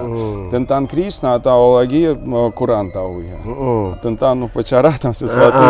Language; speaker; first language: Indonesian; non-native, learner; Russian